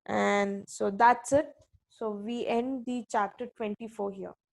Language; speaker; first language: English; non-native, local second language; Kannada